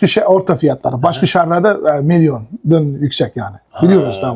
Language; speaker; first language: Turkish; non-native, learner; Uyghur